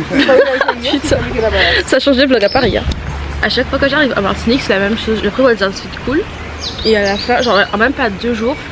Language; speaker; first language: French; native; French